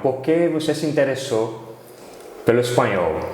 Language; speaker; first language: Portuguese; non-native, fluent; Spanish